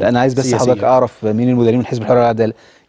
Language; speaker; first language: Arabic; native; Arabic